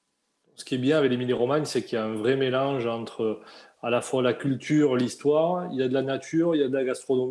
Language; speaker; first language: French; native; French